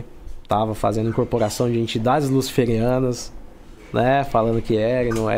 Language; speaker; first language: Portuguese; native; Portuguese